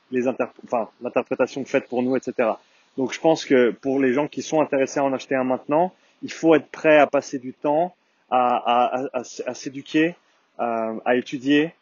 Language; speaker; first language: French; native; French